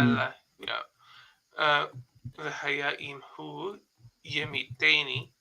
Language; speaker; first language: Hebrew; non-native, fluent; English